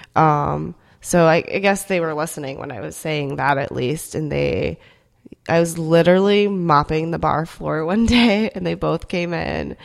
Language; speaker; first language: English; early bilingual, other home language; Korean